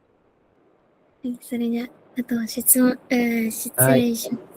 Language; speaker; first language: Japanese; non-native, learner; Indonesian